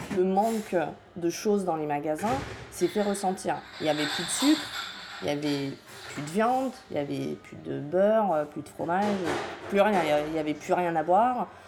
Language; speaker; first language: French; early bilingual, other home language; Polish